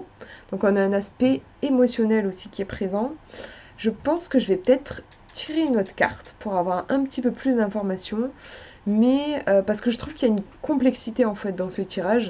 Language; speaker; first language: French; native; French